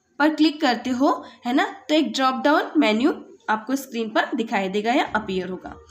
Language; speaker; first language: Hindi; native; Hindi